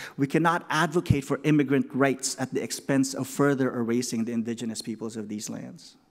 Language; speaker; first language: English; non-native, local second language; Filipino